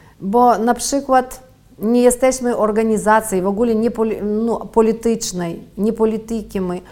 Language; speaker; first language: Polish; early bilingual, heritage; Polish